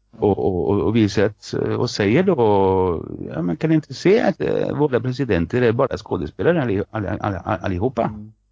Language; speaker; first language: Swedish; non-native, fluent; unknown